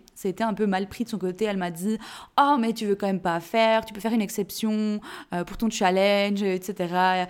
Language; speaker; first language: French; native; French